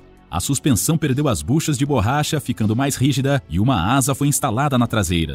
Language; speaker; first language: Portuguese; native; Portuguese